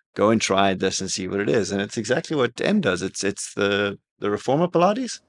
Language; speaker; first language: English; native; English